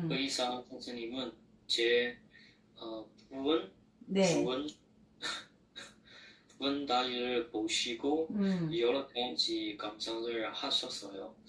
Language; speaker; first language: Korean; non-native, learner; Chinese